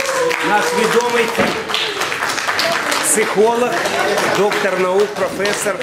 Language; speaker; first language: Ukrainian; native; Ukrainian